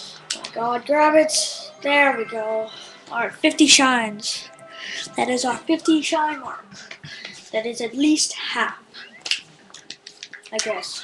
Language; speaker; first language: English; native; English